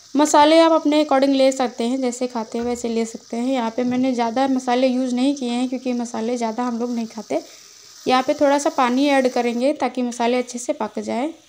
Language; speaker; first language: Hindi; native; Hindi